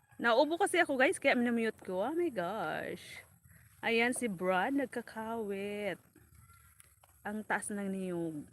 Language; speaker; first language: Filipino; non-native, local second language; Bikol